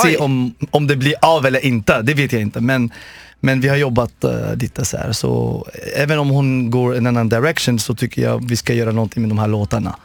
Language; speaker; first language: Swedish; non-native, fluent; Arabic